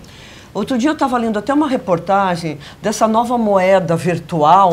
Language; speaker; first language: Portuguese; native; Portuguese